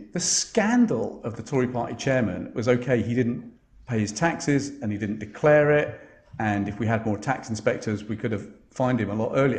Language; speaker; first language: English; native; English